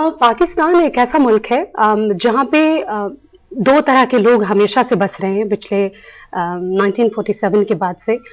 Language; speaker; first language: Urdu; native; Urdu